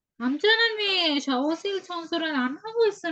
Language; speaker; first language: Korean; non-native, fluent; Sinhala